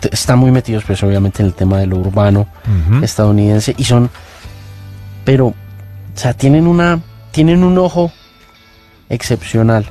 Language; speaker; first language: Spanish; native; Spanish